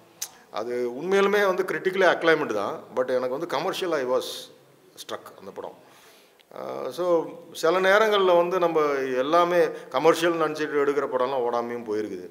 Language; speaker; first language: Tamil; native; Tamil